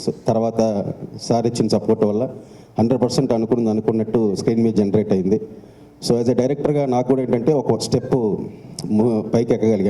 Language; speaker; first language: Telugu; native; Telugu